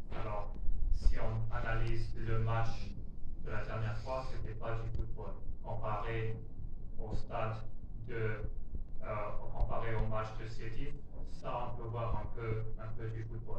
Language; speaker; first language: French; non-native, fluent; German